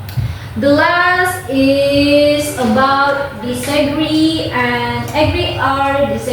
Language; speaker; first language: English; non-native, local second language; Indonesian